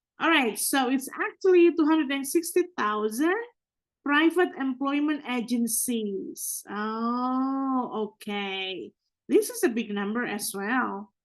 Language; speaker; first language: English; non-native, fluent; Indonesian